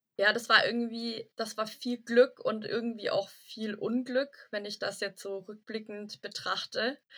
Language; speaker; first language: German; early bilingual, other home language; Vietnamese